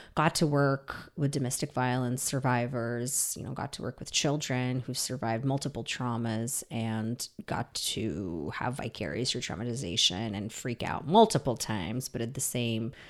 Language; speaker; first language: English; early bilingual, other home language; Russian